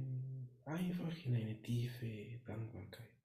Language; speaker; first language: German; non-native, fluent; Spanish